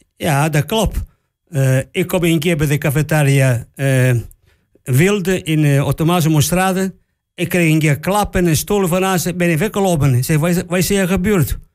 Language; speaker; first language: Dutch; non-native, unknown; Italian